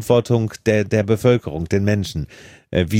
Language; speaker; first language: German; native; German